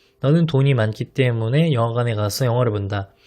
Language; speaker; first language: Korean; native; Korean